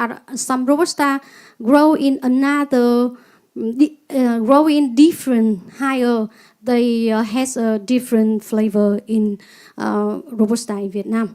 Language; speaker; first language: English; non-native, learner; Vietnamese